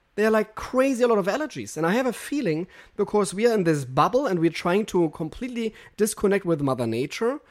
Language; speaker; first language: English; non-native, fluent; German